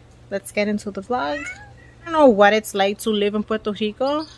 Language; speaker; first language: English; early bilingual, other home language; Spanish